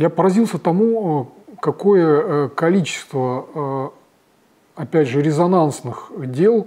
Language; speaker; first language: Russian; native; Russian